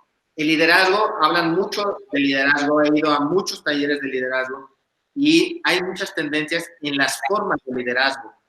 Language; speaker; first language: Spanish; native; Spanish